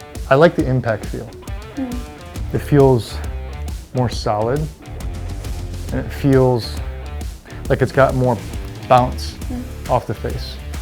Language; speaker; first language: English; native; English